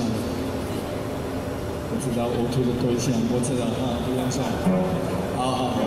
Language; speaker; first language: Chinese; non-native, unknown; German